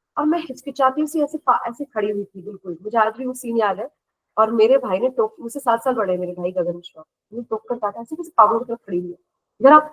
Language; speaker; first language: Hindi; native; Hindi